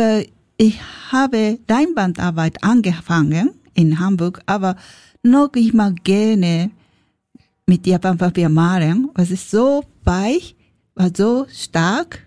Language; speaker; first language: German; non-native, learner; Japanese